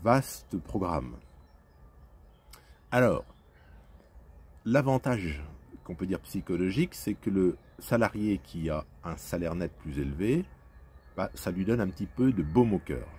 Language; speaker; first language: French; native; French